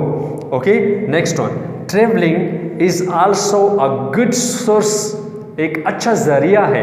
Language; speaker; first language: English; non-native, local second language; Urdu